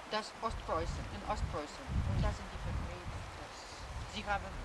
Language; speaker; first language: German; non-native, fluent; Lithuanian